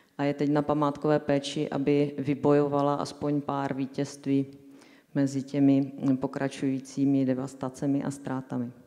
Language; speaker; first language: Czech; native; Czech